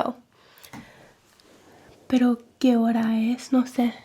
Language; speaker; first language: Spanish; non-native, learner; English